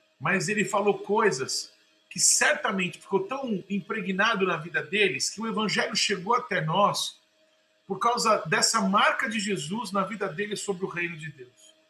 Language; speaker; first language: Portuguese; native; Portuguese